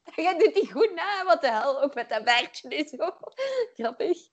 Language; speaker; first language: Dutch; native; Dutch